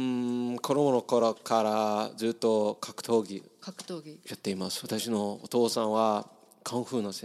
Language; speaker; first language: Japanese; non-native, learner; English